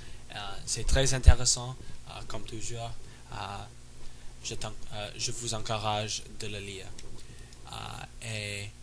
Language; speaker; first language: French; non-native, learner; English